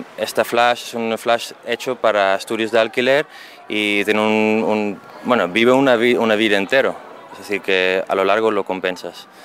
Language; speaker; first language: Spanish; non-native, fluent; Dutch